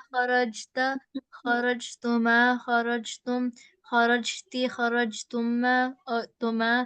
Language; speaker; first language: Arabic; non-native, learner; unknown